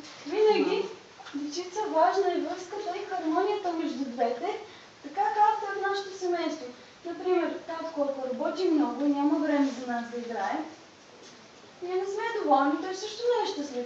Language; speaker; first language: Bulgarian; native; Bulgarian